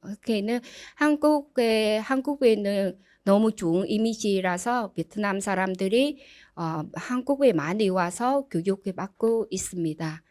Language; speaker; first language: Korean; non-native, learner; Vietnamese